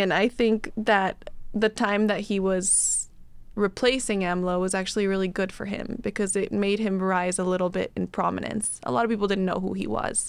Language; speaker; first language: English; native; English